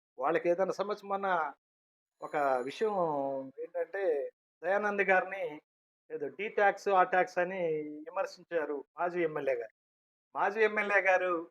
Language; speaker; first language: Telugu; non-native, local second language; Lambadi